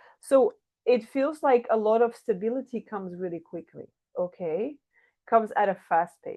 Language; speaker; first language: English; non-native, fluent; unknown